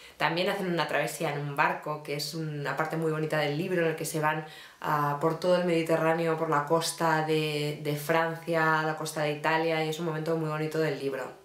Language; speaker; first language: Spanish; native; Spanish